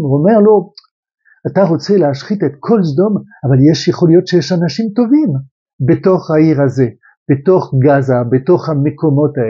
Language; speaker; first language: Hebrew; non-native, fluent; French